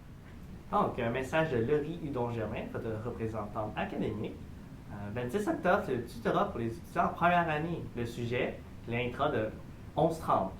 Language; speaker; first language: French; native; French